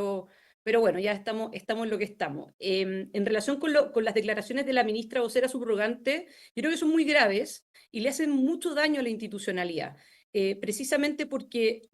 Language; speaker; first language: Spanish; native; Spanish